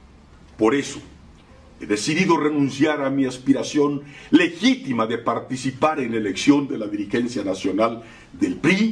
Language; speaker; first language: Spanish; native; Spanish